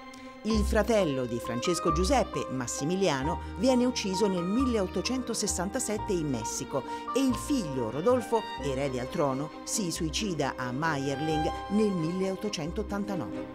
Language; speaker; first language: Italian; native; Italian